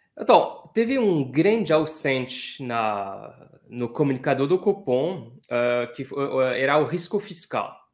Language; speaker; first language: Portuguese; non-native, fluent; French